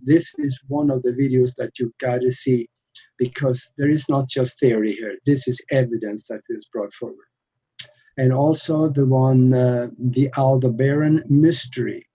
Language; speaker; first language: English; non-native, fluent; Norwegian